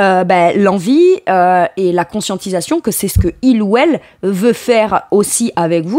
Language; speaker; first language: French; native; French